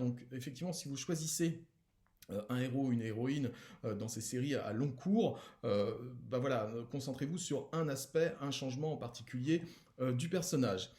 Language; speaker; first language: French; native; French